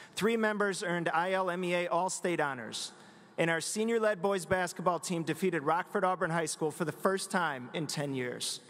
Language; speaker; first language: English; native; English